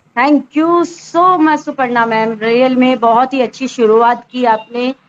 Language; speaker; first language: Hindi; native; Hindi